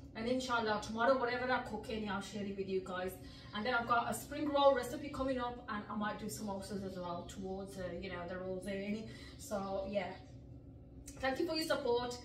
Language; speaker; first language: English; early bilingual, other home language; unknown